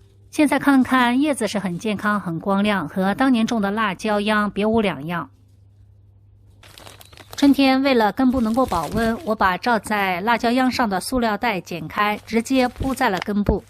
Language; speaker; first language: Chinese; native; Chinese